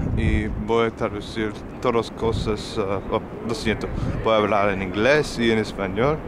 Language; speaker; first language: Spanish; non-native, learner; English